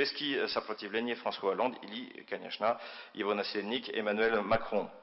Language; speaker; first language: Russian; non-native, fluent; French